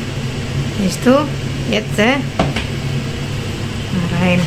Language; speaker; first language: German; non-native, learner; Indonesian